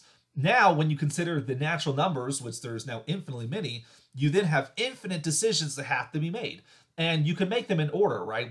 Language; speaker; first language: English; native; English